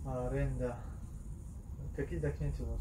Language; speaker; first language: Russian; non-native, fluent; Tajik